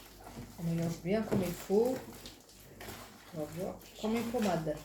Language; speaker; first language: French; non-native, fluent; Arabic